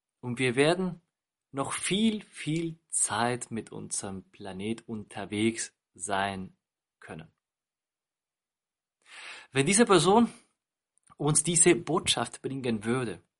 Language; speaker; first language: German; non-native, fluent; Spanish